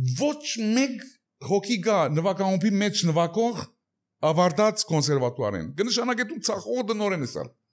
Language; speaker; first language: Armenian; early bilingual, heritage; Armenian